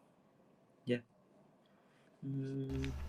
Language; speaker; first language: English; non-native, learner; Vietnamese